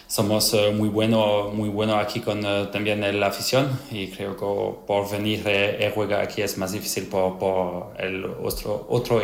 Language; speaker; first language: Spanish; non-native, learner; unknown